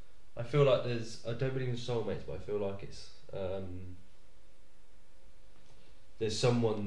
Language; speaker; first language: English; native; English